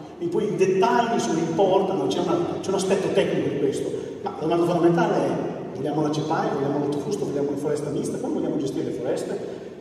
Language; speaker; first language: Italian; native; Italian